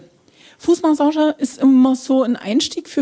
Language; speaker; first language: German; native; German